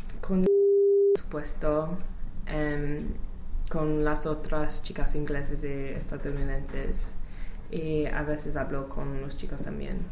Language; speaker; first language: Spanish; non-native, learner; English